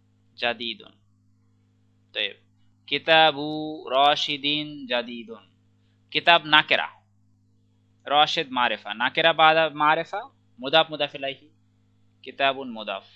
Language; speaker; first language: Arabic; non-native, learner; Bangla